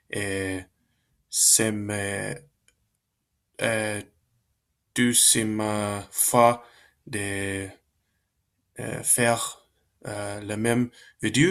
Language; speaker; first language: French; non-native, learner; Spanish